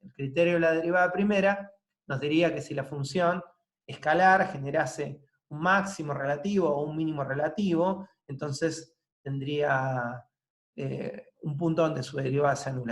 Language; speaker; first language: Spanish; native; Spanish